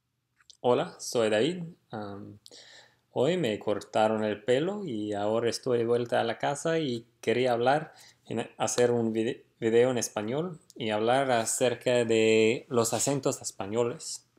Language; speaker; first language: Spanish; non-native, fluent; English